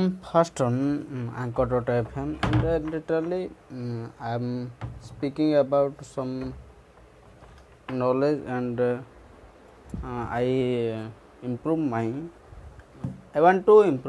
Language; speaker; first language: English; non-native, local second language; Odia